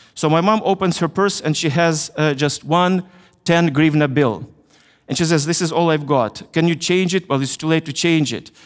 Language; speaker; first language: English; non-native, fluent; Russian